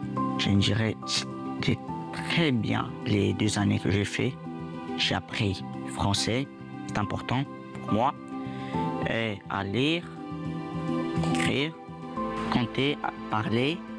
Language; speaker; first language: French; early bilingual, other home language; Romanian